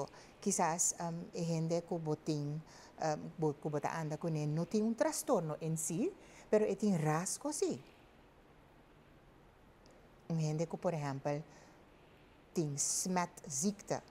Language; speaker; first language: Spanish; non-native, fluent; Papiamento